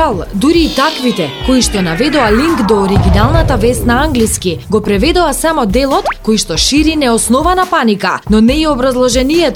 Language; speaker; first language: Macedonian; native; Macedonian